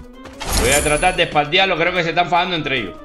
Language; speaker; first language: Spanish; native; Spanish